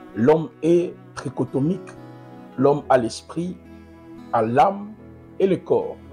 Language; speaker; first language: French; non-native, local second language; Lingala